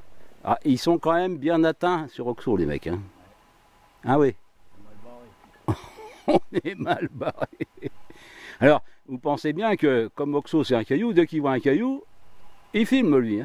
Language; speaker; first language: French; native; French